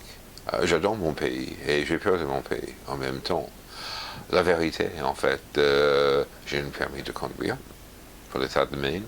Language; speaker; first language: French; non-native, fluent; English